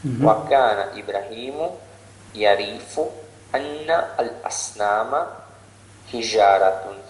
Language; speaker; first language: Arabic; non-native, learner; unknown